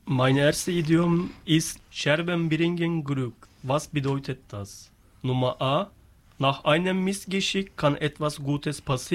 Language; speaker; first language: German; non-native, learner; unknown